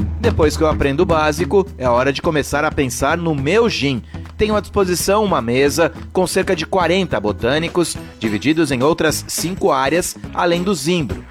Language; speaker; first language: Portuguese; native; Portuguese